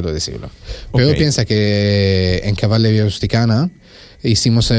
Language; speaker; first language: Spanish; non-native, fluent; Italian